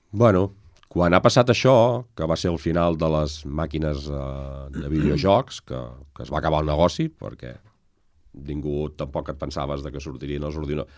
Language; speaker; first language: Catalan; native; Catalan